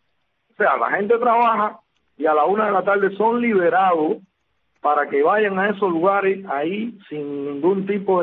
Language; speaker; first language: Spanish; native; Spanish